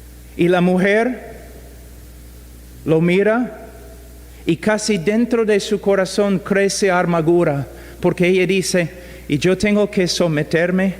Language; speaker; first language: Spanish; non-native, fluent; English